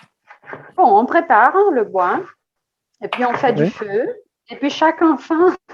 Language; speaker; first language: French; non-native, fluent; Portuguese